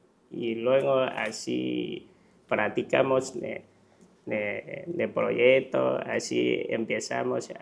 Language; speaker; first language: Spanish; non-native, learner; Chinese